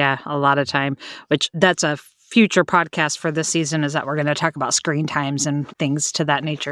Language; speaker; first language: English; native; English